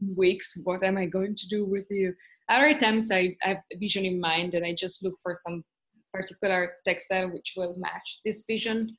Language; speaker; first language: English; non-native, fluent; Italian